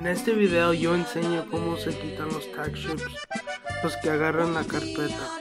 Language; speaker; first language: Spanish; non-native, learner; English